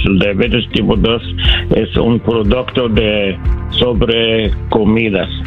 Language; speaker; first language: Spanish; non-native, learner; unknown